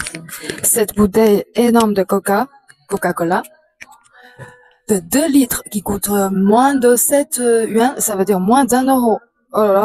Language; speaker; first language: French; non-native, fluent; Chinese